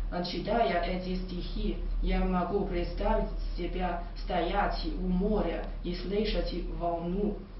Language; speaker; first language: Russian; non-native, learner; Chinese